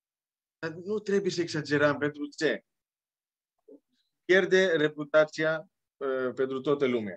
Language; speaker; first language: Romanian; non-native, learner; Greek